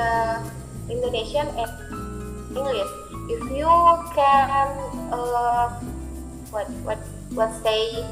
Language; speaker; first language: English; non-native, learner; Indonesian